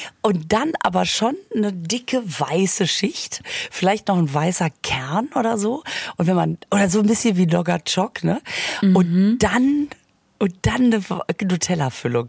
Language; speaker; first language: German; native; German